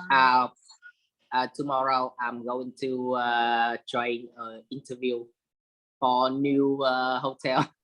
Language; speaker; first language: English; non-native, learner; Vietnamese